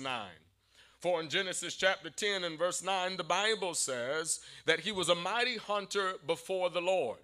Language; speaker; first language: English; native; English